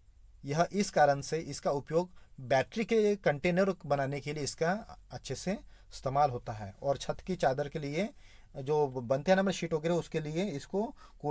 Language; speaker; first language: Hindi; non-native, local second language; Marathi